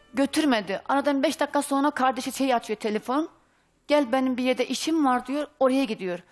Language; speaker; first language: Turkish; native; Turkish